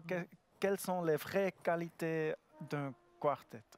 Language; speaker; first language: French; non-native, learner; German